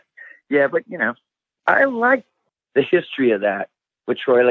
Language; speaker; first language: English; native; English